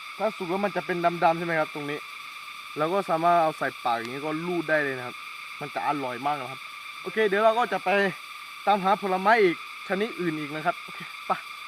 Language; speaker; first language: Thai; non-native, local second language; Akha